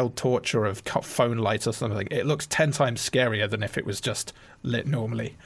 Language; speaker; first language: English; native; English